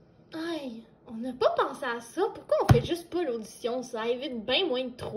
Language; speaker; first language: French; native; French